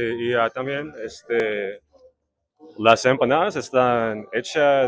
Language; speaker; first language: Spanish; non-native, learner; English